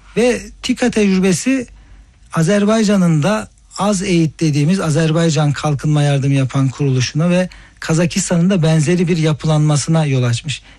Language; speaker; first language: Turkish; native; Turkish